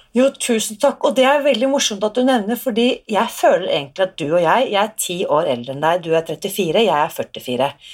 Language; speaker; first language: Norwegian; native; Norwegian